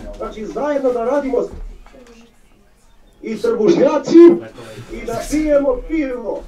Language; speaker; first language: Bosnian; non-native, local second language; Albanian